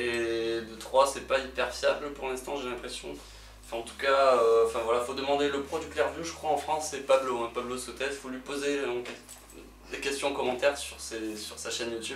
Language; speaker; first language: French; native; French